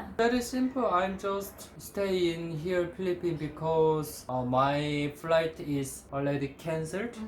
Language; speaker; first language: English; non-native, learner; Korean